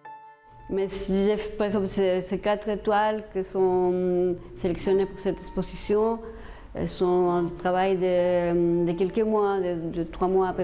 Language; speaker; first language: French; non-native, fluent; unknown